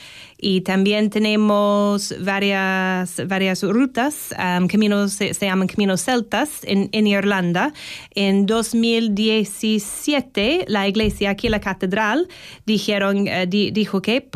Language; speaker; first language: Spanish; non-native, learner; English